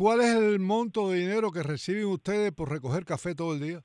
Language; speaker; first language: Spanish; native; Spanish